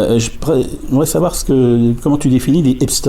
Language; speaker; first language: French; native; French